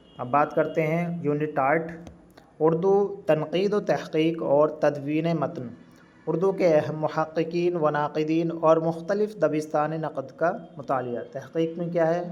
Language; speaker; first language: Urdu; native; Urdu